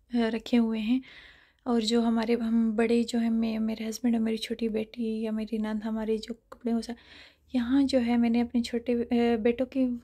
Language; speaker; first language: Urdu; non-native, fluent; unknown